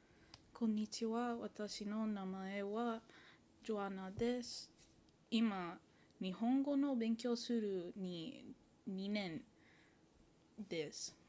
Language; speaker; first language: Japanese; non-native, learner; English